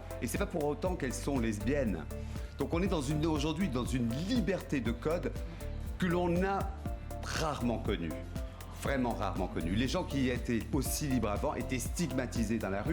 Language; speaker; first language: French; native; French